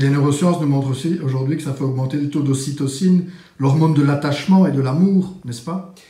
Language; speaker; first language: French; native; French